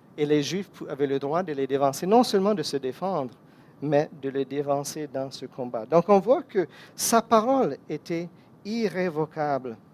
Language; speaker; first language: French; non-native, fluent; English